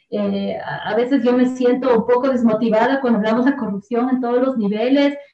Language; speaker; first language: Spanish; native; Spanish